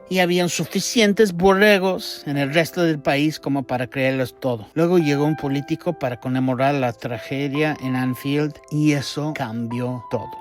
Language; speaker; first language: Spanish; non-native, fluent; English